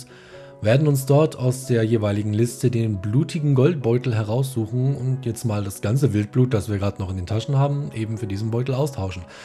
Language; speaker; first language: German; native; German